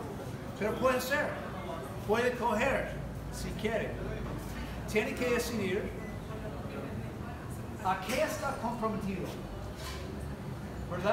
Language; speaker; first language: Spanish; non-native, learner; English